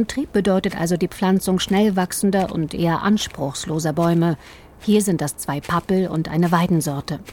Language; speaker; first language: German; native; German